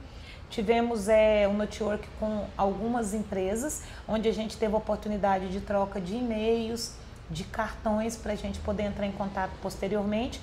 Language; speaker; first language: Portuguese; native; Portuguese